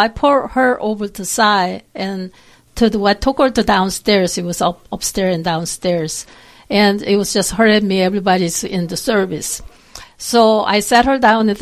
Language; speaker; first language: English; non-native, fluent; Korean